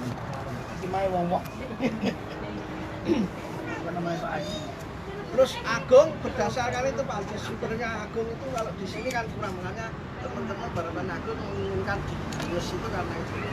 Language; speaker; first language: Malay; non-native, local second language; Javanese